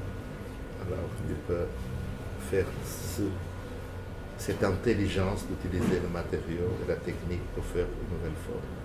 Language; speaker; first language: French; non-native, fluent; Portuguese